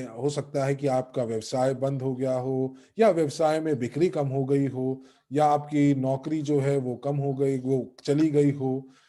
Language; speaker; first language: Hindi; native; Hindi